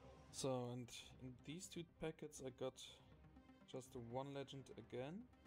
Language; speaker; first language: English; non-native, fluent; German